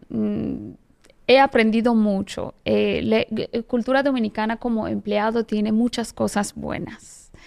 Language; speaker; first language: Spanish; non-native, fluent; Persian